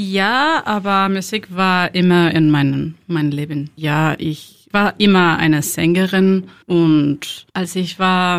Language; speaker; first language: German; non-native, learner; Spanish